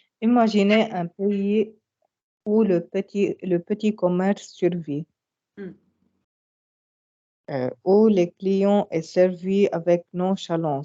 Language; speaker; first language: French; non-native, learner; Arabic